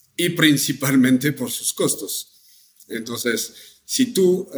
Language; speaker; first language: Spanish; non-native, fluent; French